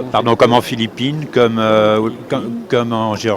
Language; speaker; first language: French; native; French